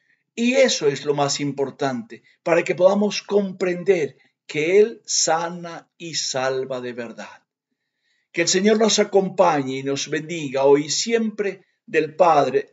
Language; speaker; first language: Spanish; native; Spanish